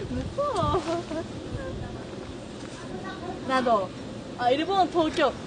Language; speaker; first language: Korean; non-native, learner; Japanese